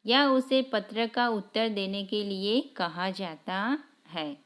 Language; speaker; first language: Hindi; non-native, local second language; Gujarati